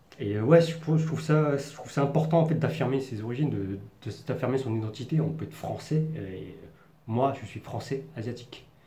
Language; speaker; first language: French; native; French